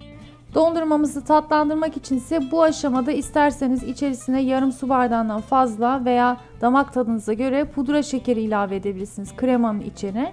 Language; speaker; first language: Turkish; native; Turkish